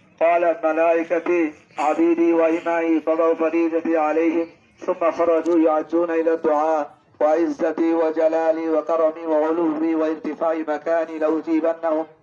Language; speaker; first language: Arabic; non-native, fluent; Bangla